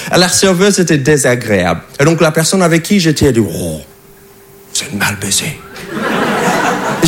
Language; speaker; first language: French; non-native, fluent; English